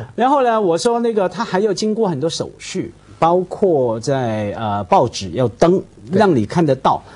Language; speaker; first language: Chinese; non-native, fluent; Cantonese